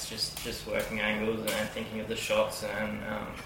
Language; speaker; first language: English; native; English